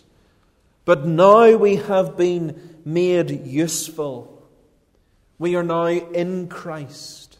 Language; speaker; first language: English; native; English